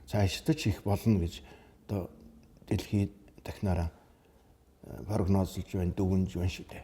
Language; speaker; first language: Mongolian; native; Mongolian